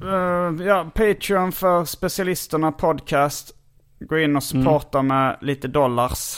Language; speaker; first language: Swedish; native; Swedish